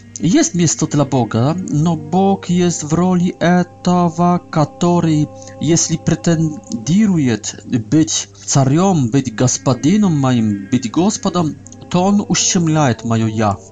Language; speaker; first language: Polish; non-native, learner; Russian